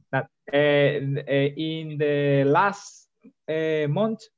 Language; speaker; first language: English; non-native, learner; Spanish